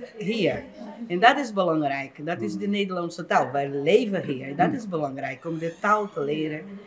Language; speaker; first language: Dutch; non-native, fluent; Portuguese